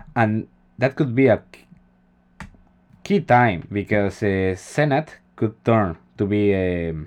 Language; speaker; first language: English; non-native, fluent; Spanish